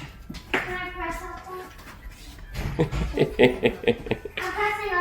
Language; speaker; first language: English; early bilingual, other home language; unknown